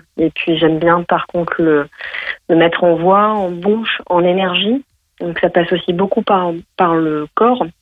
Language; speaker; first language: French; native; French